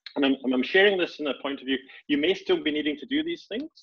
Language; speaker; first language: English; native; English